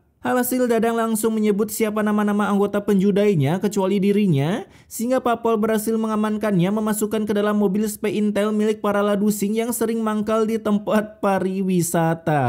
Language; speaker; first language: Indonesian; native; Indonesian